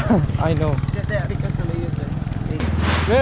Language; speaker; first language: English; non-native, learner; Korean